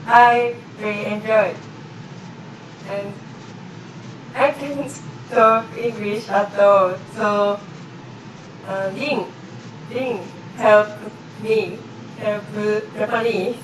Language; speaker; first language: English; non-native, learner; Japanese